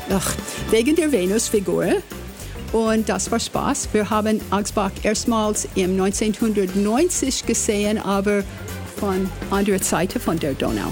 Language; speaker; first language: German; non-native, learner; English